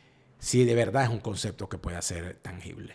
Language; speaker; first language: Spanish; native; Spanish